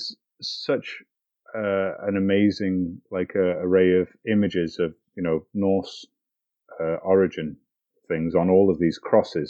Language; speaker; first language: English; native; English